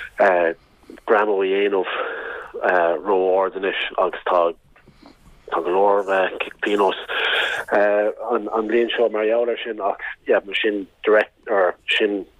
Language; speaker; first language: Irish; non-native, local second language; English